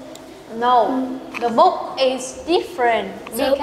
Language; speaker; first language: English; non-native, fluent; Vietnamese